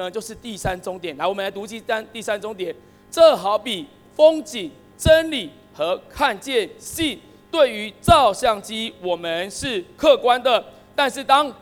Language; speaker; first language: Chinese; native; Chinese